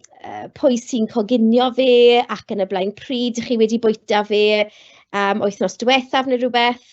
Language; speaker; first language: Welsh; non-native, local second language; English